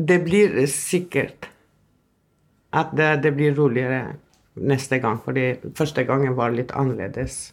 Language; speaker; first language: Norwegian; non-native, fluent; Albanian